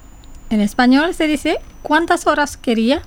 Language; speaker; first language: Spanish; non-native, fluent; Indonesian